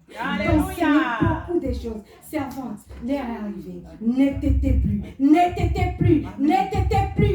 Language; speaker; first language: French; non-native, local second language; Lingala